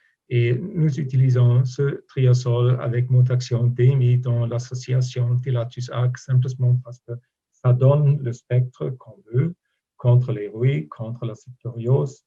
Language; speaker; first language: French; non-native, fluent; German